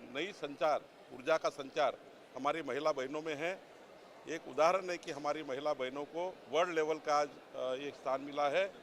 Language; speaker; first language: Hindi; non-native, local second language; Marathi